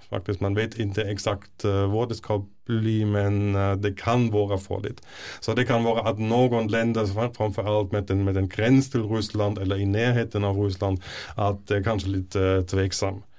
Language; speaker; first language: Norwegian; non-native, fluent; German